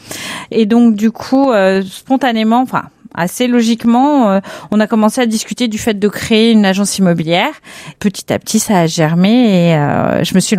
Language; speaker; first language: French; native; French